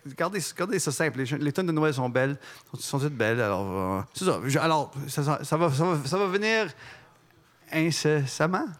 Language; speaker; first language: French; native; French